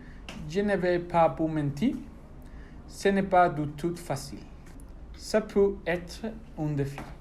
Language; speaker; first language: French; non-native, learner; Spanish